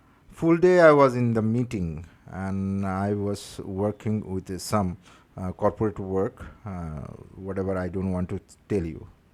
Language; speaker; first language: English; non-native, local second language; Bangla